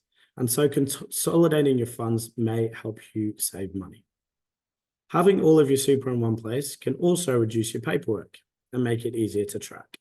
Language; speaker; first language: English; native; English